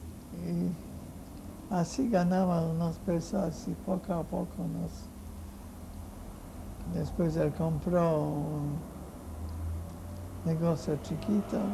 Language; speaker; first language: Spanish; non-native, fluent; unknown